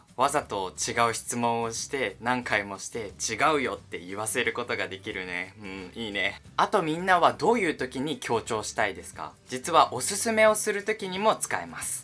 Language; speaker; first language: Japanese; native; Japanese